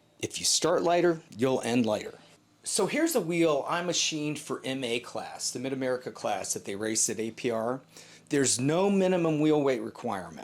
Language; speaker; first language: English; native; English